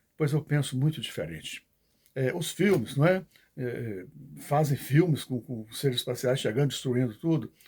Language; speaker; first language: Portuguese; native; Portuguese